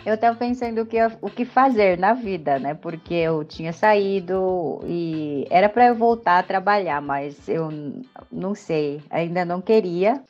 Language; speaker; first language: Portuguese; non-native, fluent; Korean